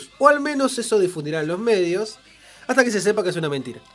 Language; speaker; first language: Spanish; native; Spanish